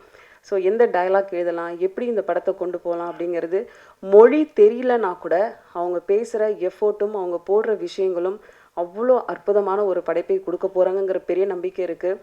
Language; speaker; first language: Tamil; native; Tamil